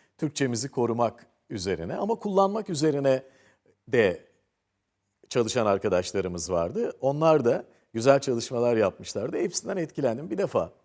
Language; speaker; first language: Turkish; native; Turkish